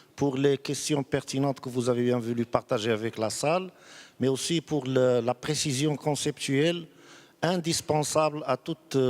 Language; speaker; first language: French; non-native, local second language; Arabic